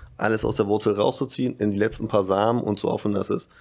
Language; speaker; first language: German; native; German